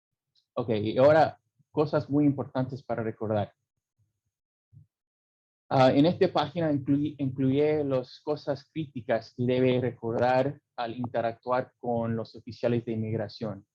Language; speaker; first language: Spanish; early bilingual, heritage; English